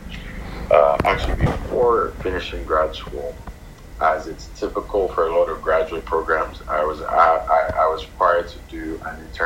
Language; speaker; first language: English; non-native, local second language; Yoruba